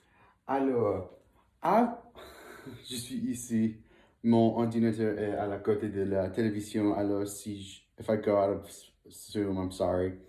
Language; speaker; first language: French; non-native, learner; English